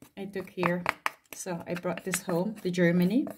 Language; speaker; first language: English; non-native, local second language; Filipino